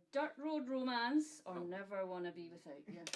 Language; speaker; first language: English; native; English